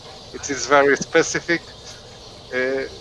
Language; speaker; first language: English; non-native, fluent; Polish